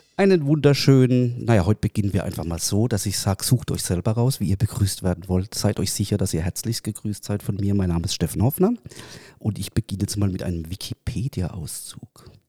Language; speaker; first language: German; native; German